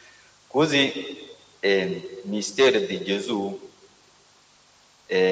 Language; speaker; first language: Italian; non-native, learner; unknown